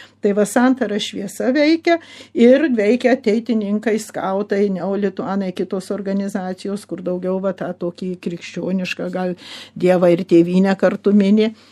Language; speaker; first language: Lithuanian; early bilingual, heritage; Lithuanian